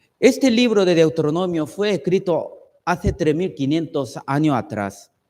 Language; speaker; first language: Spanish; non-native, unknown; Chinese